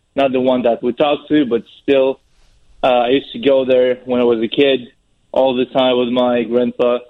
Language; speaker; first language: English; non-native, fluent; Russian